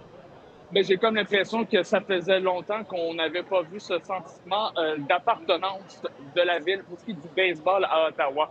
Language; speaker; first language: French; native; French